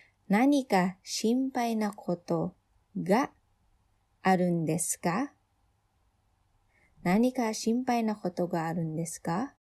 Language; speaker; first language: Japanese; non-native, fluent; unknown